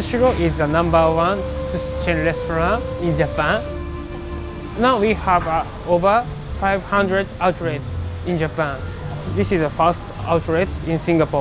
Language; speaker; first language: English; non-native, learner; Japanese